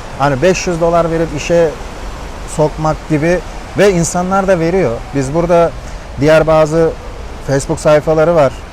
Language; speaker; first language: Turkish; native; Turkish